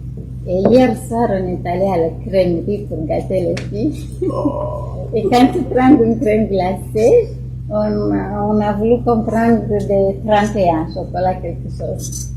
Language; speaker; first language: French; non-native, fluent; Romanian